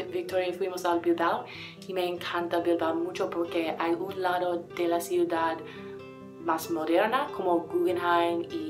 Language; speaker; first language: Spanish; non-native, learner; English